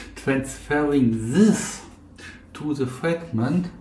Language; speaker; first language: English; non-native, fluent; German